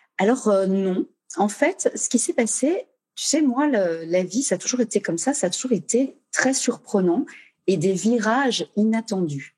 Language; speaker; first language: French; native; French